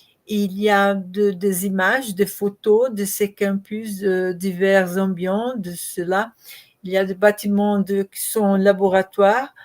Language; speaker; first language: French; non-native, learner; Portuguese